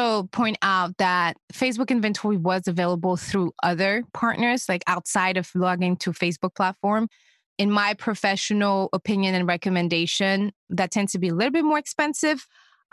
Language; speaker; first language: English; non-native, fluent; French